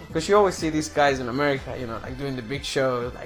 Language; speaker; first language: English; non-native, fluent; Spanish